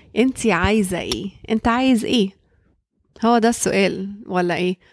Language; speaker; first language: Arabic; early bilingual, heritage; Arabic